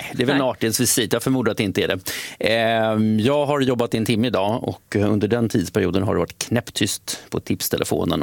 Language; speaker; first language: Swedish; native; Swedish